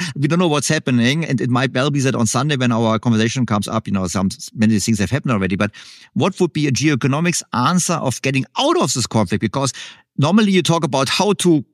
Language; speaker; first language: English; non-native, fluent; German